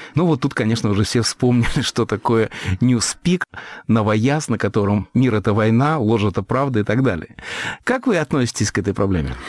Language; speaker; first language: Russian; native; Russian